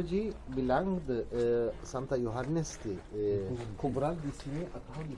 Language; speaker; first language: Indonesian; non-native, learner; Turkish